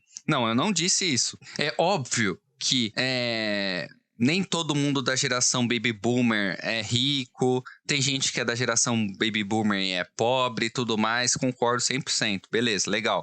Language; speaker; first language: Portuguese; native; Portuguese